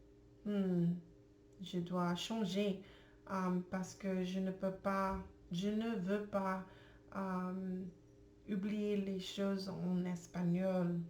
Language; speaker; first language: French; non-native, learner; English